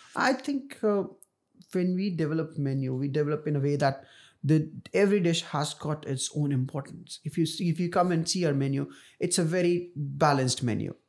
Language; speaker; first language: English; non-native, local second language; Punjabi